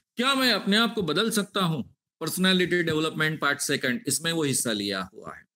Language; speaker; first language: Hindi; non-native, local second language; Marathi